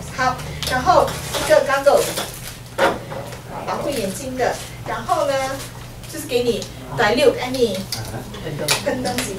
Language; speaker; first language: Chinese; native; Chinese